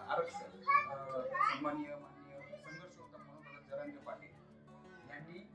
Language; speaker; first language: Marathi; native; Marathi